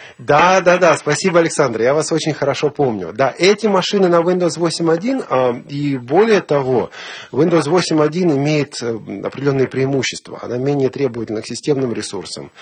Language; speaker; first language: Russian; native; Russian